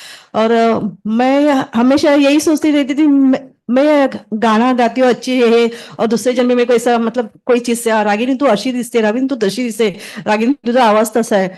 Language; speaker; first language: Hindi; native; Hindi